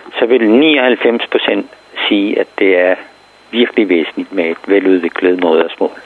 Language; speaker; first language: Danish; non-native, fluent; Urdu